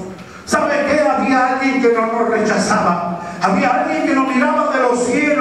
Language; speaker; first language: Spanish; native; Spanish